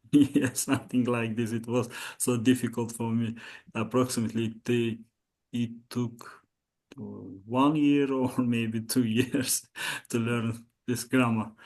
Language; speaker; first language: English; non-native, learner; Azerbaijani